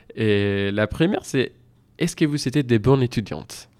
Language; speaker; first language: French; non-native, fluent; Spanish